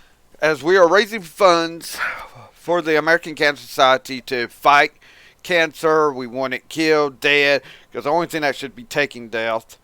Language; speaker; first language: English; native; English